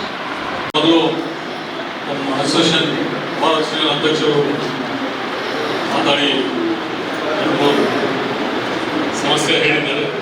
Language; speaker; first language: Kannada; non-native, local second language; Urdu